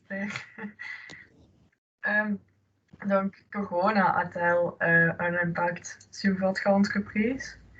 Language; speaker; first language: French; non-native, local second language; Dutch